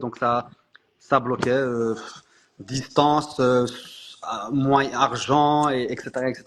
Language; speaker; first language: French; native; French